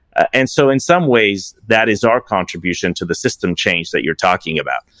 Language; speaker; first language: English; early bilingual, other home language; Persian